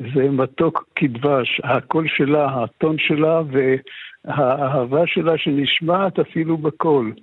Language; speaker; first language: Hebrew; early bilingual, other home language; Arabic